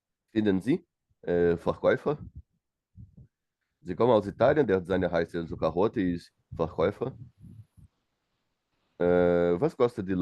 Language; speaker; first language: German; non-native, learner; Portuguese